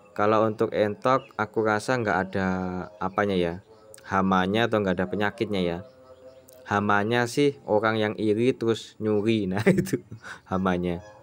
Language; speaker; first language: Indonesian; non-native, local second language; Javanese